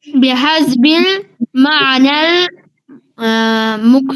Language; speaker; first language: Arabic; non-native, learner; Bangla